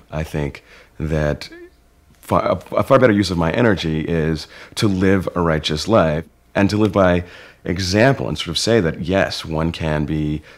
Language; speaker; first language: English; native; English